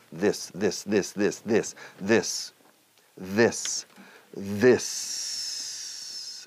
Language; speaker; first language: English; native; English